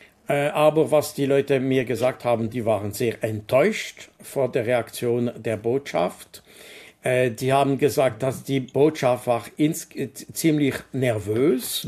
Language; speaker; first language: German; non-native, local second language; French